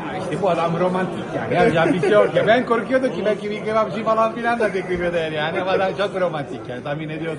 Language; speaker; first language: Turkish; non-native, fluent; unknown